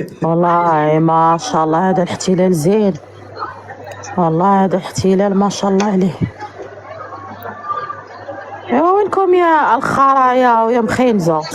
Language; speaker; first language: Arabic; native; Arabic